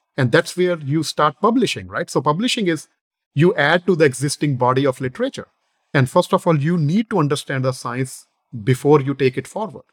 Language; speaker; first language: English; non-native, local second language; Hindi